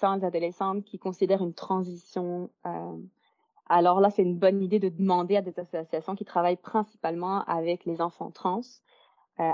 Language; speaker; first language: French; native; French